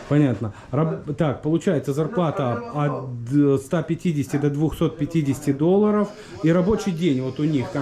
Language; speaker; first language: Russian; native; Russian